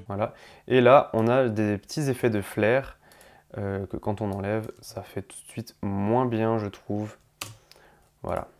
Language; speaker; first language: French; native; French